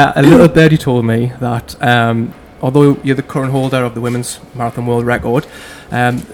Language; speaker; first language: English; native; English